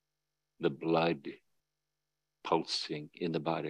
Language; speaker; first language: English; native; English